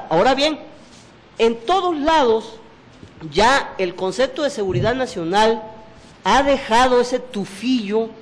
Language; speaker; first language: Spanish; native; Spanish